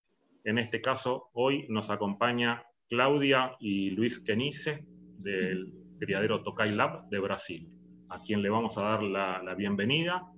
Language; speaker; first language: Spanish; native; Spanish